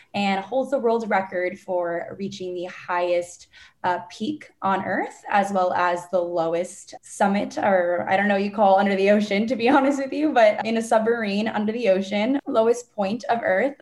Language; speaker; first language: English; native; English